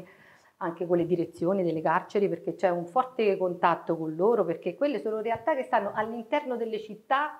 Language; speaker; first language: Italian; native; Italian